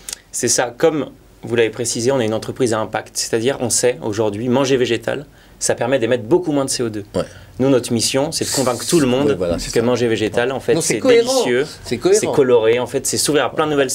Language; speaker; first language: French; native; French